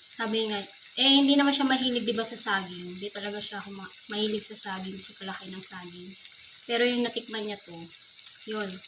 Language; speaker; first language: Filipino; non-native, local second language; Bikol